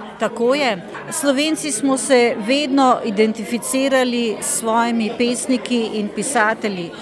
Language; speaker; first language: Slovenian; native; Slovenian